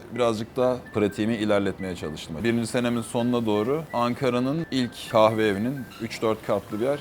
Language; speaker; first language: Turkish; native; Turkish